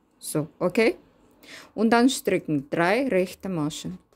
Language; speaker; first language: German; non-native, learner; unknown